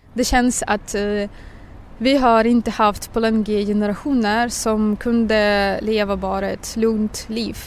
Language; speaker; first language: Swedish; non-native, fluent; Russian